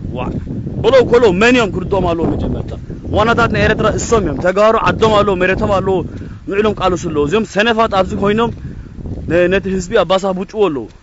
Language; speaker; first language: Tigrinya; early bilingual, heritage; Tigrinya